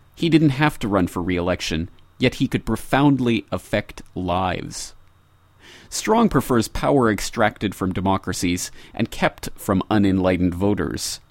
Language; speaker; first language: English; native; English